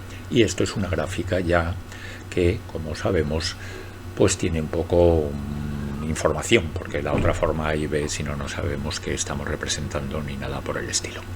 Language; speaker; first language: Spanish; native; Spanish